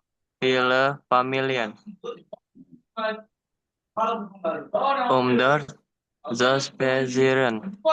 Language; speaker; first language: German; non-native, learner; Indonesian